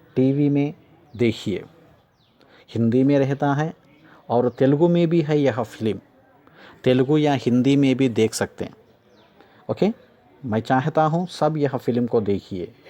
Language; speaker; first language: Hindi; non-native, local second language; Telugu